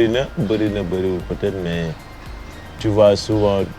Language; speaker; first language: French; non-native, local second language; Wolof